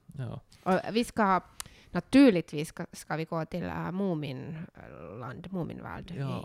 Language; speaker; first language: Swedish; non-native, local second language; Finnish